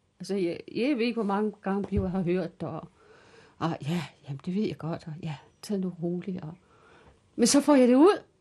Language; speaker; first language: Danish; early bilingual, other home language; Kalaallisut